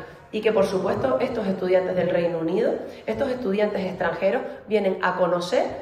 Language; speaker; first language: Spanish; native; Spanish